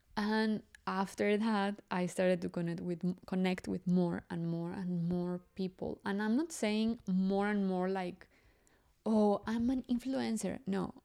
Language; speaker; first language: English; non-native, fluent; Spanish